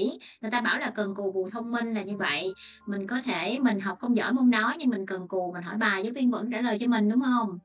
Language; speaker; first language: Vietnamese; native; Vietnamese